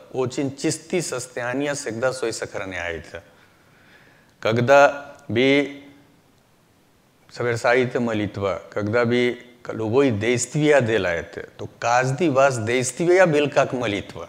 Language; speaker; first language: Russian; non-native, learner; Hindi